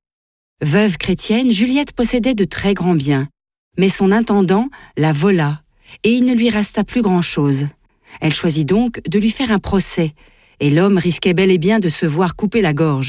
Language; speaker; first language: French; native; French